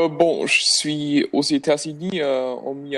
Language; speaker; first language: French; non-native, fluent; German